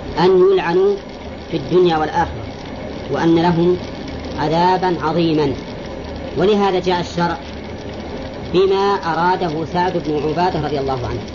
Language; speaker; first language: Arabic; native; Arabic